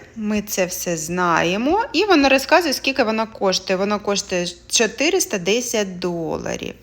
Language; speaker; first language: Ukrainian; native; Ukrainian